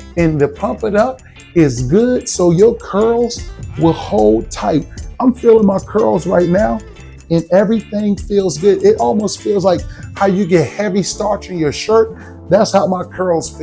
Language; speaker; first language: English; native; English